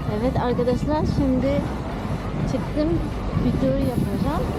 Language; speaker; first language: Turkish; non-native, learner; Arabic